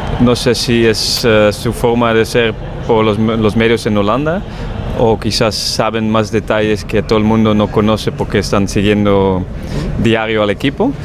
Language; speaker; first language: Spanish; non-native, fluent; Dutch